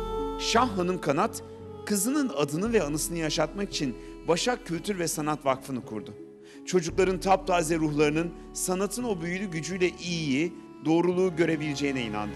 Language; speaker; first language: Turkish; native; Turkish